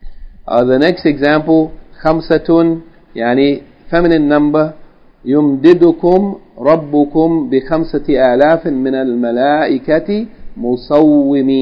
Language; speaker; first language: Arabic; non-native, fluent; English